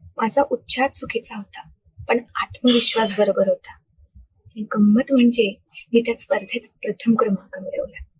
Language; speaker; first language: Marathi; non-native, local second language; Hindi